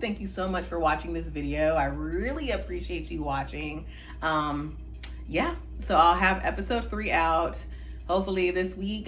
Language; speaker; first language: English; native; English